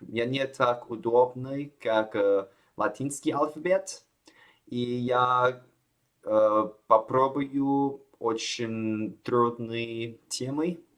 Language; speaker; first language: Russian; non-native, learner; Chinese